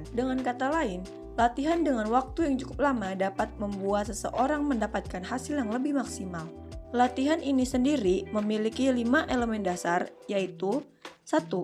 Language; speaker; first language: Indonesian; native; Indonesian